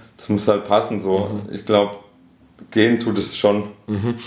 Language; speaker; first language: German; native; German